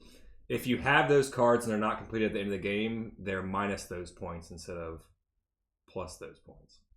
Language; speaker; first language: English; native; English